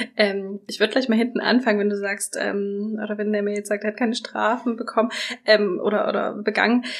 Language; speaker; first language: German; native; German